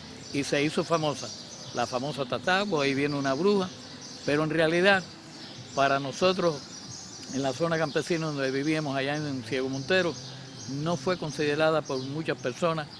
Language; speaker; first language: Spanish; native; Spanish